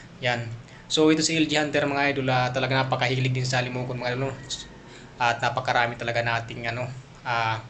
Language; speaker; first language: Filipino; non-native, local second language; Bikol